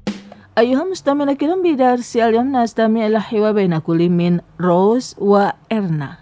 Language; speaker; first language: Arabic; non-native, fluent; Indonesian